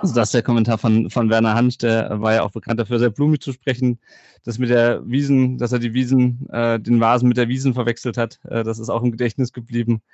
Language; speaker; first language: German; native; German